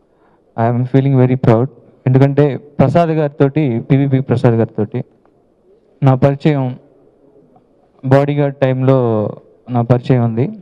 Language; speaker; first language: Telugu; native; Telugu